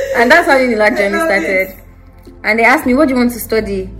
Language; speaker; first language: English; non-native, local second language; Yoruba